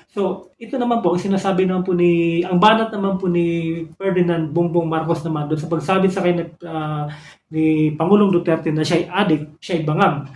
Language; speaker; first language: Filipino; non-native, local second language; Cebuano